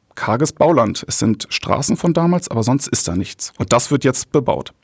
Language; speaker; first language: German; native; German